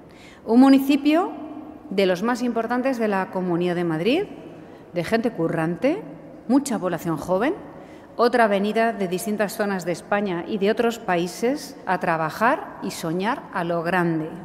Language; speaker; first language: Spanish; native; Spanish